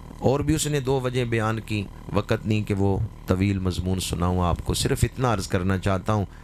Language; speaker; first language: Urdu; non-native, local second language; Punjabi